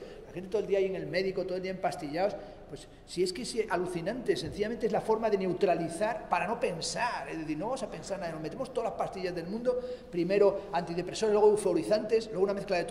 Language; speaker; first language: Spanish; native; Spanish